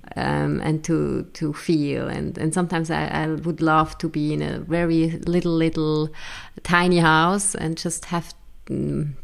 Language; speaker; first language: English; non-native, fluent; German